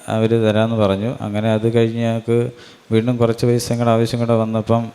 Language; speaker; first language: Malayalam; native; Malayalam